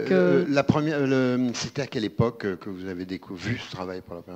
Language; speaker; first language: French; native; French